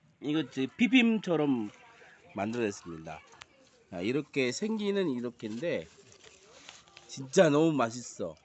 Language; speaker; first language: Korean; non-native, learner; Indonesian